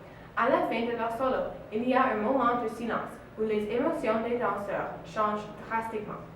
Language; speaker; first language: French; non-native, learner; English